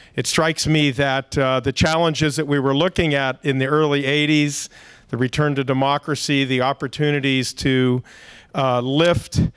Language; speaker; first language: English; native; English